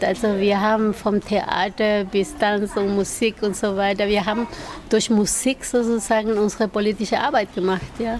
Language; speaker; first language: German; non-native, fluent; Spanish